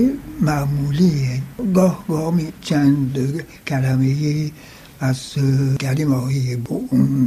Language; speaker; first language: Persian; non-native, fluent; French